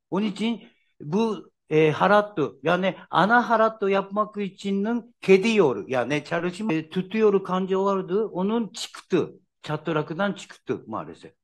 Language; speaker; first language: Turkish; non-native, learner; Japanese